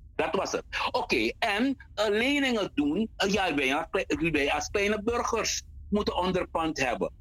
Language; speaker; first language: Dutch; native; Dutch